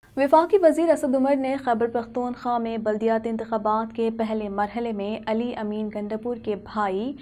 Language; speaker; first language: Urdu; native; Urdu